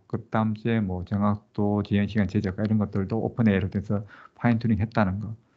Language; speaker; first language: Korean; native; Korean